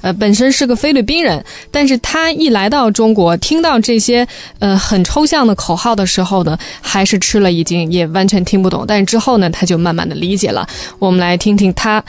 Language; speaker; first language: Chinese; native; Chinese